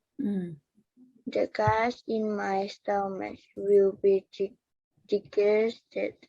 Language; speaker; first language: English; non-native, learner; Thai